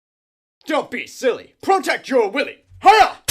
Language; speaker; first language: English; native; English